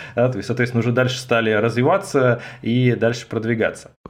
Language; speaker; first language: Russian; native; Russian